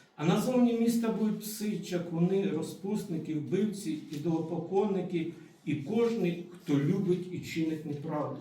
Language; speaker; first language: Ukrainian; non-native, local second language; Russian